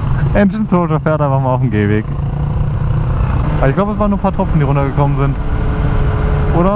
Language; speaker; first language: German; native; German